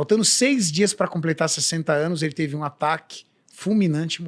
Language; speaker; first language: Portuguese; native; Portuguese